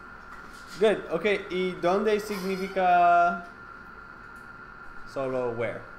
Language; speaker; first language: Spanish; non-native, fluent; English